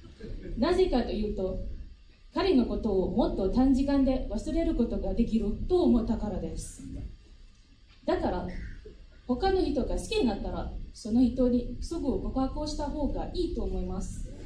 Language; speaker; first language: Japanese; non-native, fluent; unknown